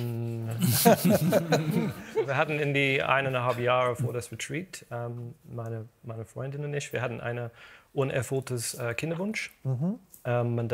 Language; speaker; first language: German; non-native, fluent; English